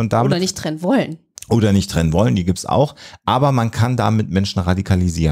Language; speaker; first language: German; native; German